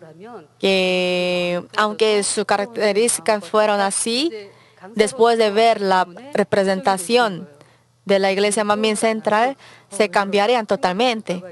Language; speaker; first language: Spanish; non-native, learner; Korean